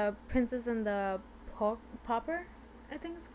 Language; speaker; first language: English; non-native, fluent; Spanish